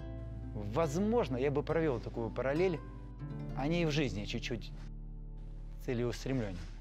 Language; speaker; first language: Russian; native; Russian